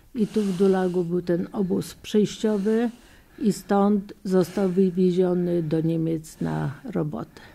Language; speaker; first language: Polish; native; Polish